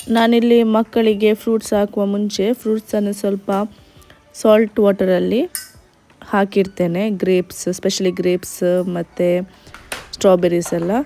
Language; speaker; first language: Kannada; non-native, local second language; Konkani